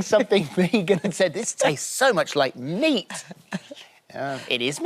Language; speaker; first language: English; native; English